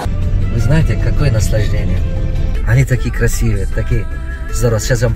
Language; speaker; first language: Russian; non-native, local second language; Tajik